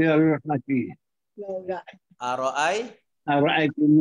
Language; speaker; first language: Arabic; non-native, learner; Malay